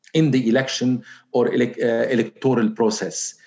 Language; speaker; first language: English; non-native, fluent; Arabic